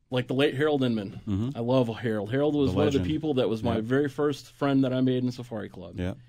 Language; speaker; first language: English; native; English